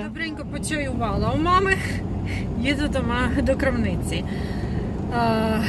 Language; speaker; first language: Ukrainian; non-native, local second language; Russian